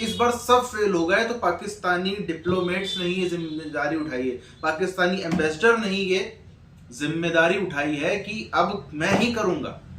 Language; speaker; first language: Hindi; native; Hindi